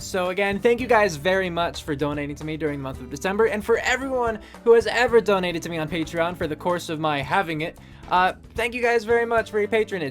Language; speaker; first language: English; native; English